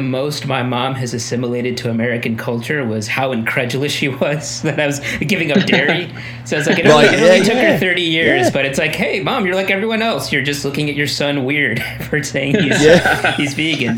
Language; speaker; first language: English; native; English